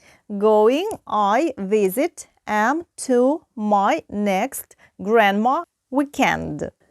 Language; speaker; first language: English; non-native, fluent; Ukrainian